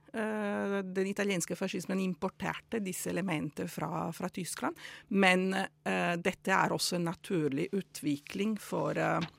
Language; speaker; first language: Norwegian; non-native, fluent; Italian